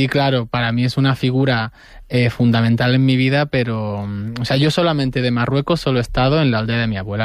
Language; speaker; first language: Spanish; native; Spanish